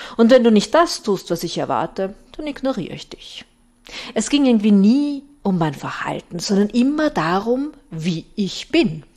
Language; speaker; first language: German; native; German